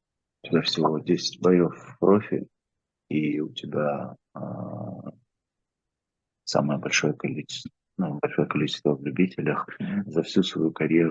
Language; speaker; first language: Russian; native; Russian